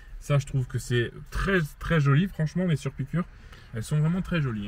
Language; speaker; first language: French; native; French